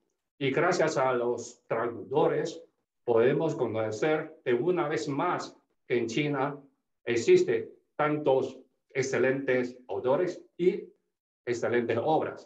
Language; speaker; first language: Spanish; non-native, fluent; Chinese